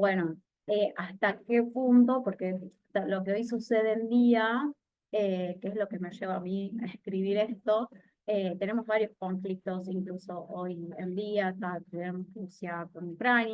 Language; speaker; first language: Spanish; native; Spanish